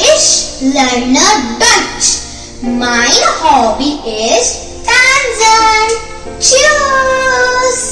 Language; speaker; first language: German; non-native, learner; Hindi